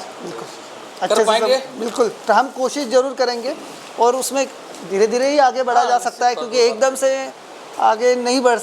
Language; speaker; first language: Hindi; native; Hindi